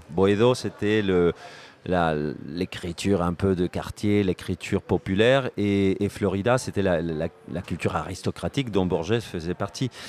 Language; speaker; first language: French; non-native, fluent; Spanish